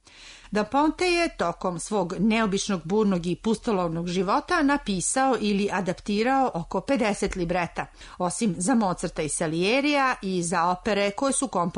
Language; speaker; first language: Serbian; native; Serbian